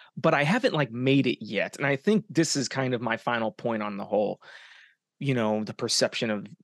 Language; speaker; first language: English; native; English